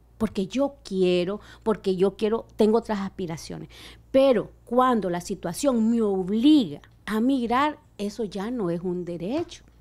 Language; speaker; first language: Spanish; native; Spanish